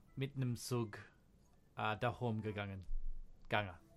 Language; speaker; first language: German; non-native, fluent; English